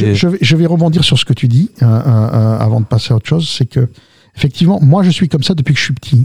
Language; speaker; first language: French; early bilingual, other home language; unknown